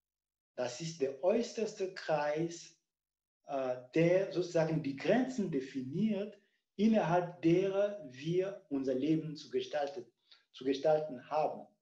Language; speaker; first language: German; non-native, fluent; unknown